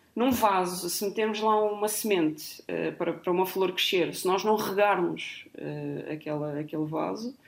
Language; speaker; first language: Portuguese; native; Portuguese